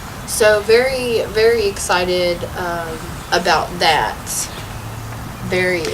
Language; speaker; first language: English; native; English